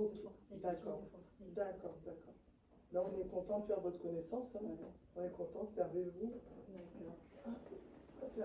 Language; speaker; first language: French; native; French